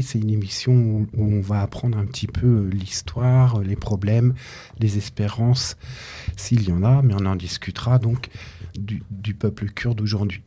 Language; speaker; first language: French; native; French